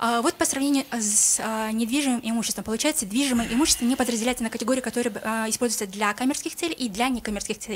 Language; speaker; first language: Russian; non-native, local second language; Kyrgyz